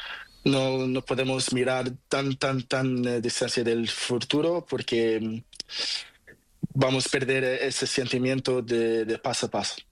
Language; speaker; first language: Spanish; non-native, learner; Portuguese